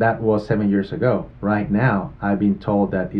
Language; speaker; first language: English; non-native, fluent; Spanish